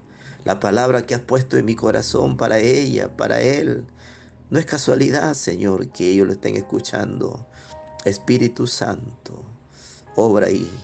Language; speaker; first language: Spanish; native; Spanish